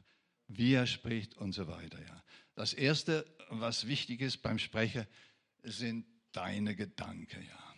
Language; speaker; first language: German; non-native, fluent; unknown